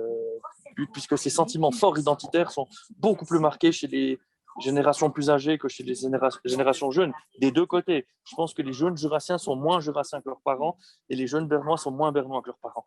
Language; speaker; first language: French; native; French